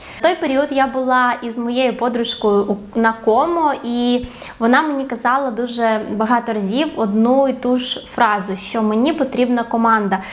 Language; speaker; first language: Ukrainian; non-native, local second language; Russian